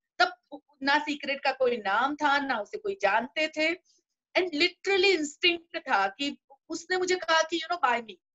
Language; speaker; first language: Hindi; non-native, local second language; Gujarati